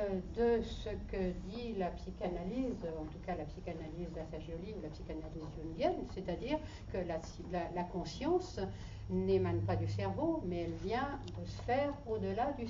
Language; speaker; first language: French; native; French